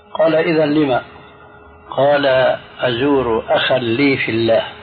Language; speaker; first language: Arabic; early bilingual, other home language; Albanian